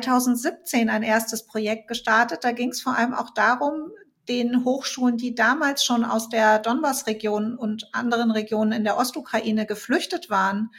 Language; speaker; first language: German; native; German